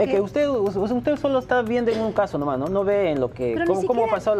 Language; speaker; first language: Spanish; native; Spanish